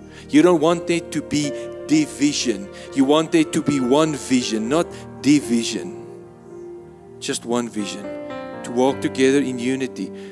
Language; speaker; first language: English; non-native, local second language; Afrikaans